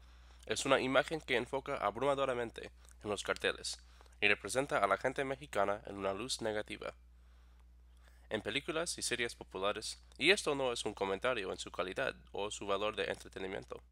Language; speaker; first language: Spanish; non-native, fluent; English